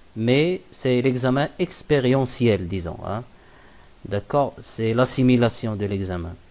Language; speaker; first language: French; non-native, local second language; Arabic